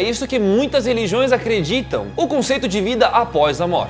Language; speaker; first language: Portuguese; native; Portuguese